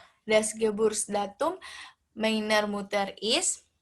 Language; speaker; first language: German; non-native, learner; Indonesian